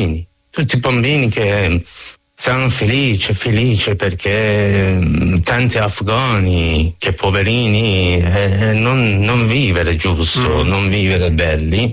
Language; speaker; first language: Italian; non-native, learner; Persian